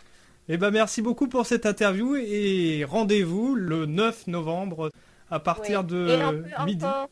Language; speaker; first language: French; native; French